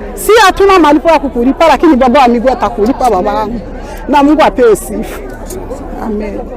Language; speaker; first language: Swahili; non-native, local second language; Rundi